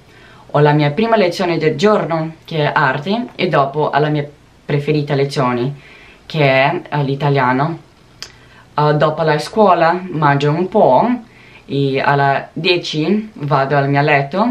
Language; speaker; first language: Italian; non-native, learner; Portuguese